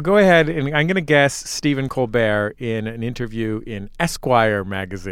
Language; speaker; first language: English; native; English